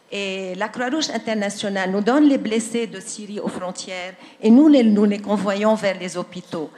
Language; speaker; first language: French; non-native, local second language; Arabic